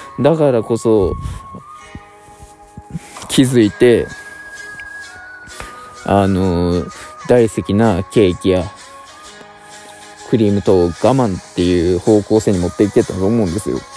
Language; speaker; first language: Japanese; native; Japanese